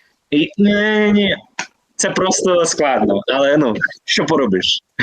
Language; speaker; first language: Ukrainian; non-native, learner; Spanish